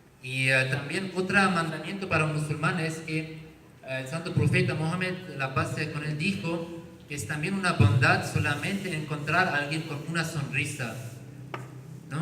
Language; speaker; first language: Spanish; non-native, learner; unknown